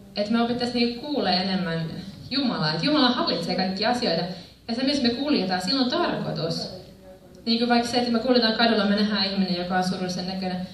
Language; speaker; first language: Finnish; early bilingual, other home language; Spanish